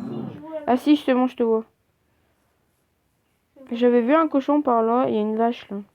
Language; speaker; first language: French; native; French